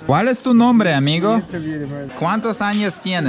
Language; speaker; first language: Spanish; non-native, learner; English